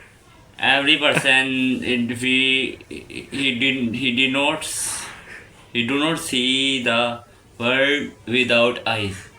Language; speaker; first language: English; non-native, learner; Urdu